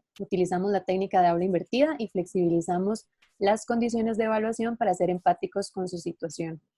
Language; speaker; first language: Spanish; native; Spanish